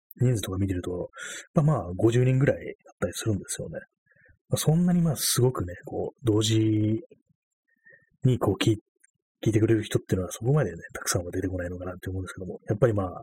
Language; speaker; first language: Japanese; native; Japanese